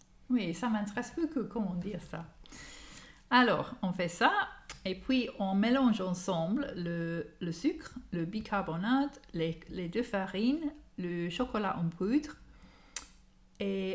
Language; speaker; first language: French; non-native, learner; English